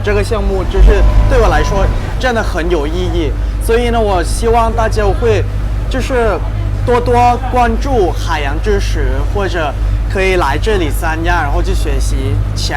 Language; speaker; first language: Chinese; non-native, fluent; Thai